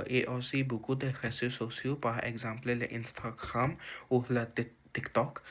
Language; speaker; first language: French; non-native, learner; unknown